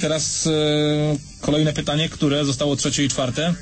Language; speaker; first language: Polish; native; Polish